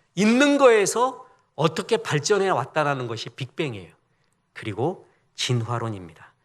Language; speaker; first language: Korean; native; Korean